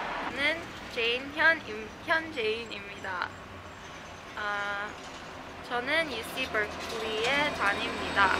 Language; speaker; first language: Korean; non-native, learner; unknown